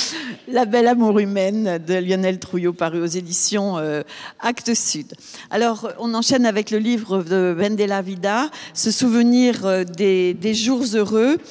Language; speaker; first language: French; native; French